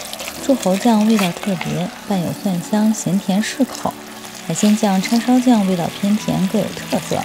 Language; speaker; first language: Chinese; native; Chinese